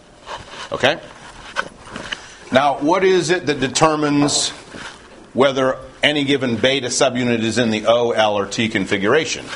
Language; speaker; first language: English; native; English